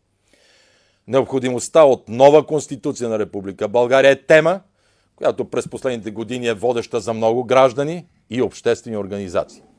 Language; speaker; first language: Bulgarian; native; Bulgarian